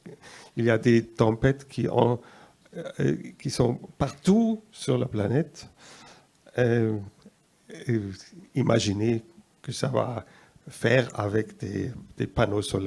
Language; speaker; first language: French; non-native, fluent; German